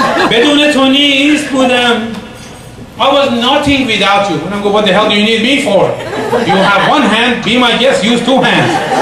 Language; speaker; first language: English; non-native, fluent; Persian